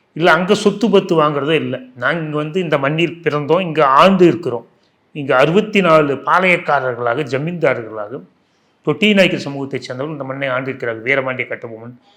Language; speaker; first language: Tamil; non-native, local second language; Telugu